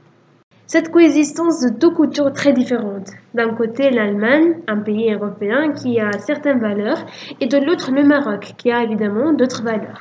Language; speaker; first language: French; non-native, fluent; Italian